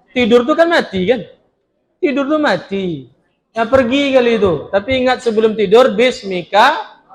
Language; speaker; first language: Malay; non-native, local second language; Minangkabau